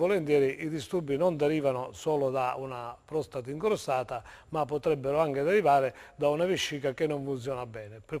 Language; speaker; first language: Italian; native; Italian